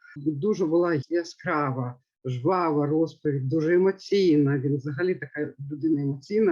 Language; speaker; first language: Ukrainian; native; Ukrainian